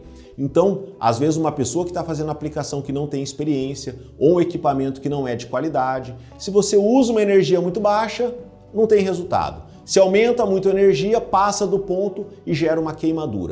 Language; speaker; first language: Portuguese; native; Portuguese